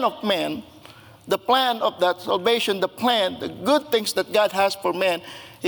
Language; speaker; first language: English; non-native, local second language; Filipino